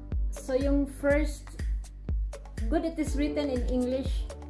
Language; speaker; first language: English; non-native, local second language; Filipino